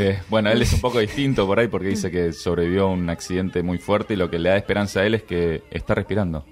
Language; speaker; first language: Spanish; native; Spanish